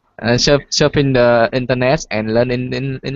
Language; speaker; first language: English; non-native, learner; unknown